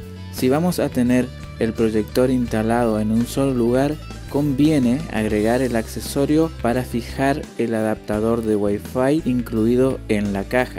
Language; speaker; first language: Spanish; native; Spanish